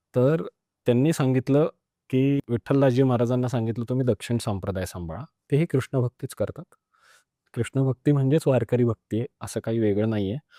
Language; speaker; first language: Marathi; non-native, local second language; Punjabi